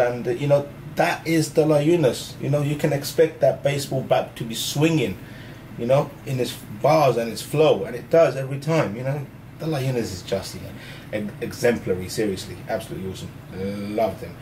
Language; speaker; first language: English; early bilingual, other home language; Hindi